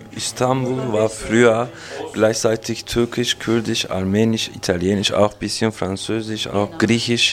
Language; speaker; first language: German; non-native, fluent; Turkish